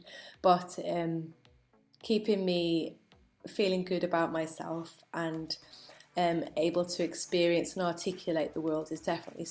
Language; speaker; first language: English; native; English